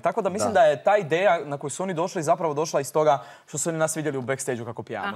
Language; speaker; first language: Croatian; native; Croatian